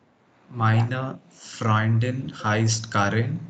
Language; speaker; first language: German; non-native, learner; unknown